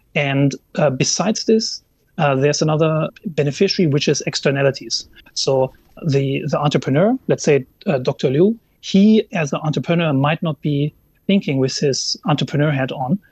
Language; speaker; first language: English; non-native, fluent; German